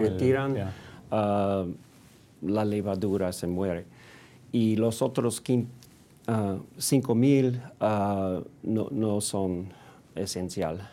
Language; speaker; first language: Spanish; non-native, fluent; English